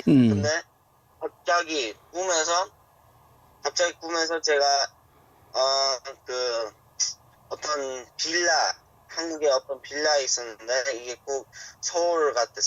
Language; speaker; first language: Korean; early bilingual, heritage; Korean